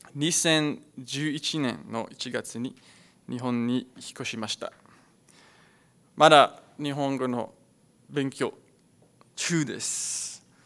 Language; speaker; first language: Japanese; non-native, learner; Afrikaans